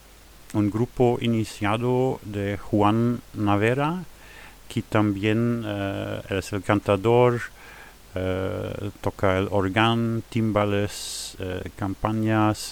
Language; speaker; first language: Spanish; non-native, fluent; German